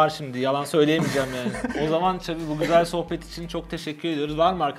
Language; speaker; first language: Turkish; native; Turkish